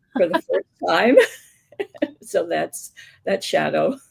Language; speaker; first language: English; native; English